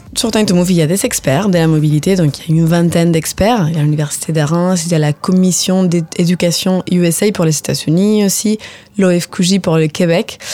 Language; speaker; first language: French; non-native, fluent; Spanish